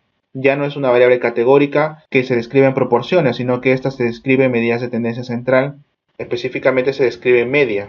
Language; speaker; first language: Spanish; native; Spanish